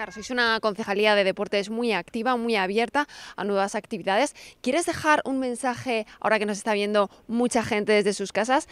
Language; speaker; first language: Spanish; native; Spanish